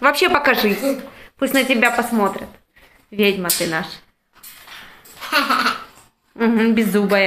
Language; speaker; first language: Russian; native; Russian